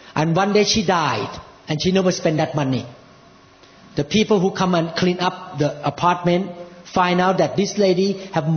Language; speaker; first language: English; non-native, fluent; Thai